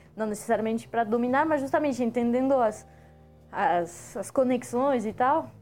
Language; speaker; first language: Portuguese; non-native, fluent; French